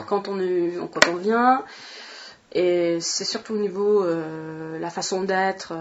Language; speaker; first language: French; non-native, fluent; Swedish